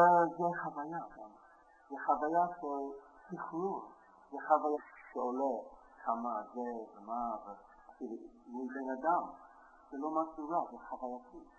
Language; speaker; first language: Hebrew; non-native, fluent; English